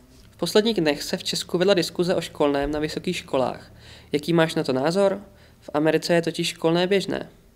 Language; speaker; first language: Czech; native; Czech